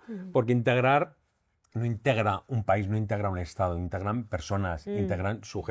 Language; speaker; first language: Spanish; native; Spanish